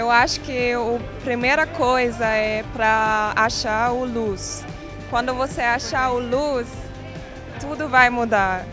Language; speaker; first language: Portuguese; non-native, learner; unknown